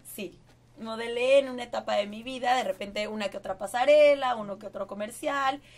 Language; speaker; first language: Spanish; native; Spanish